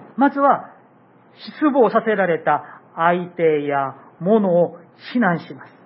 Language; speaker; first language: Japanese; non-native, fluent; Korean